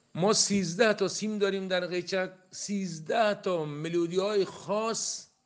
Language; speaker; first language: Persian; non-native, local second language; Baluchi